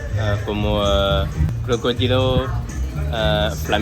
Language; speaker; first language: Spanish; non-native, learner; French